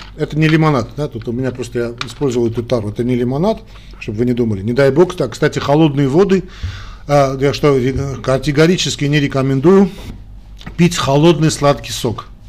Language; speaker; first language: Russian; non-native, local second language; Armenian